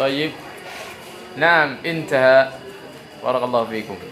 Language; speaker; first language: Arabic; non-native, fluent; Indonesian